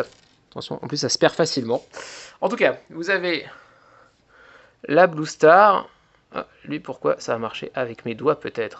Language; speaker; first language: French; native; French